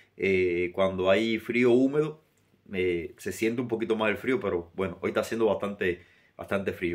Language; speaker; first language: Spanish; native; Spanish